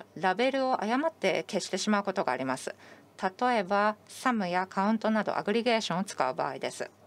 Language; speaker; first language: Japanese; non-native, fluent; English